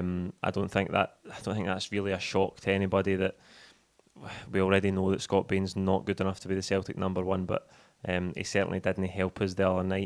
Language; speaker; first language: English; native; English